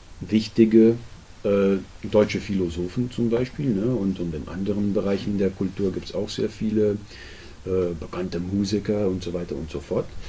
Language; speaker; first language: German; non-native, local second language; Dutch